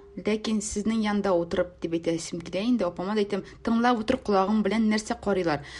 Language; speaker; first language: Tatar; native; Tatar